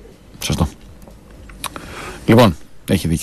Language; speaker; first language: Greek; native; Greek